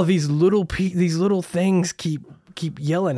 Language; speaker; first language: English; native; English